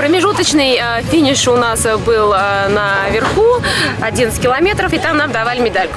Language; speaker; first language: Russian; native; Russian